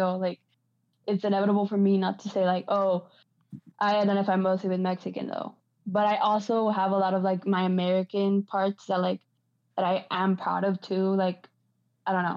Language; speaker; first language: English; non-native, fluent; Spanish